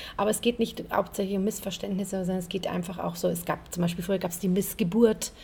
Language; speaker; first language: German; native; German